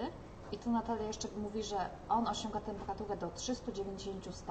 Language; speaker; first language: Polish; native; Polish